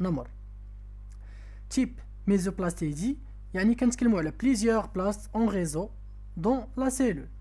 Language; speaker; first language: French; non-native, local second language; Arabic